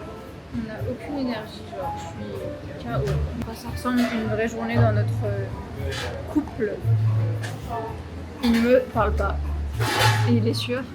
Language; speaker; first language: French; native; French